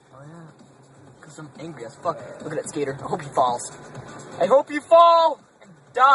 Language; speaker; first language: English; native; English